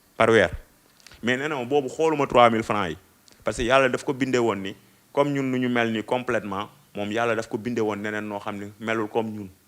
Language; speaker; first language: Wolof; native; Wolof